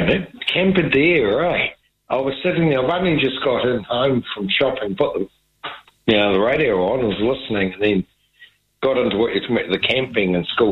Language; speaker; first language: English; native; English